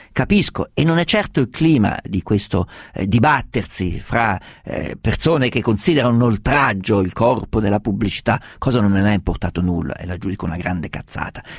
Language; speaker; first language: Italian; native; Italian